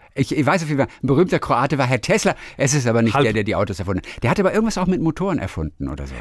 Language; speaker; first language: German; non-native, fluent; Croatian